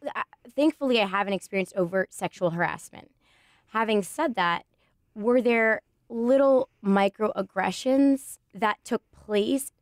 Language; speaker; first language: English; native; English